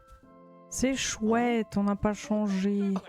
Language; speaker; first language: French; native; French